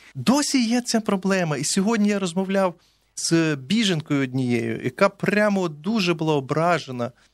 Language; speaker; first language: Ukrainian; native; Ukrainian